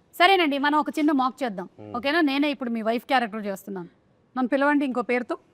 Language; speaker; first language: Telugu; non-native, local second language; Malayalam